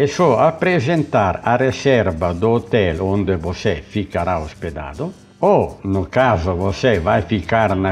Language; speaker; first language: Portuguese; non-native, learner; Italian